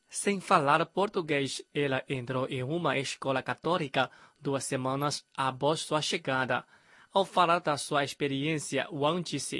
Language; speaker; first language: Portuguese; non-native, fluent; Chinese